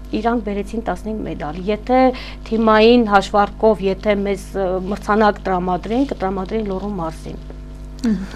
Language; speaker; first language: Armenian; native; Armenian